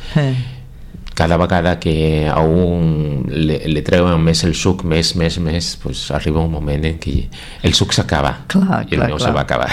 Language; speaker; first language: Catalan; non-native, fluent; Spanish